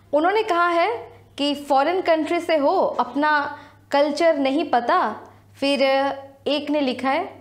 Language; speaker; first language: Hindi; non-native, local second language; Sadri